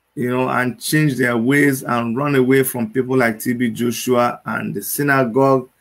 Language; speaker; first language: English; non-native, local second language; Igbo